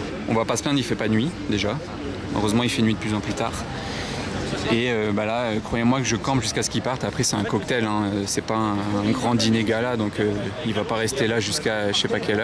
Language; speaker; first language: French; native; French